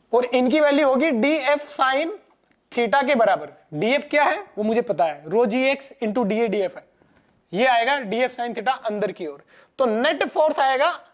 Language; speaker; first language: Hindi; non-native, local second language; Gujarati